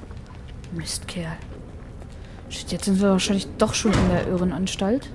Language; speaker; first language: German; native; German